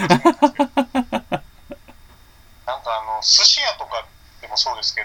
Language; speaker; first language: Japanese; native; Japanese